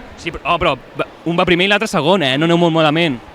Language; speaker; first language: Catalan; native; Catalan